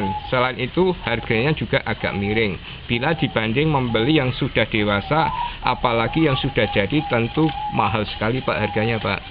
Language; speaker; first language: Indonesian; non-native, local second language; Javanese